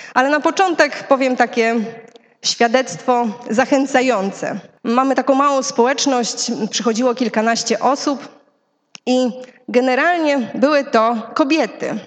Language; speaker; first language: Polish; native; Polish